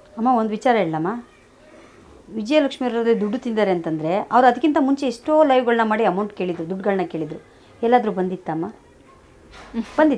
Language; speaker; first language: Kannada; native; Kannada